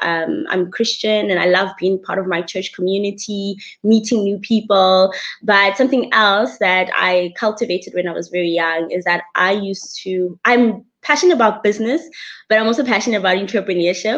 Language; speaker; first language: English; non-native, local second language; Tswana